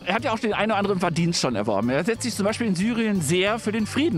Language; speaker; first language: German; native; German